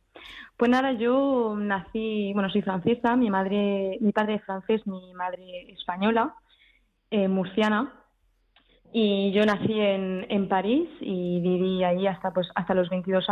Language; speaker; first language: Spanish; early bilingual, heritage; French